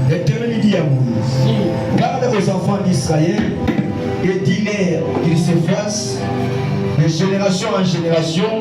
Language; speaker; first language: French; non-native, local second language; Lingala